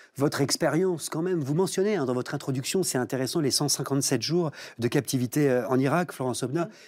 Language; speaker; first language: French; native; French